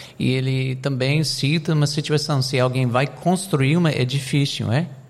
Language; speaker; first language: Portuguese; non-native, fluent; English